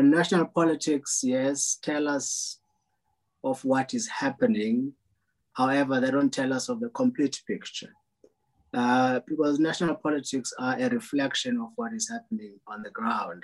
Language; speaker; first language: English; non-native, local second language; Xhosa